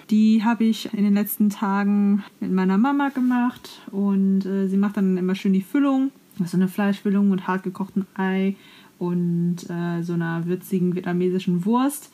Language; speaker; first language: German; native; German